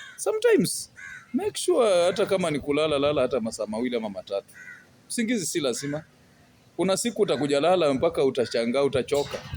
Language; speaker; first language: Swahili; non-native, local second language; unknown